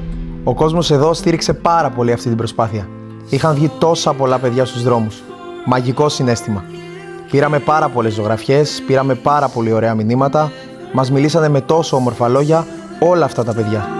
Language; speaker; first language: Greek; native; Greek